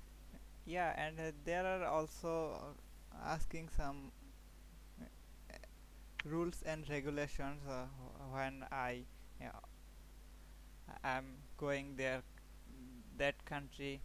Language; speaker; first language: English; non-native, learner; Bangla